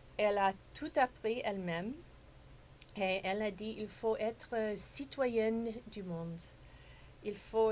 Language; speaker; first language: French; non-native, fluent; English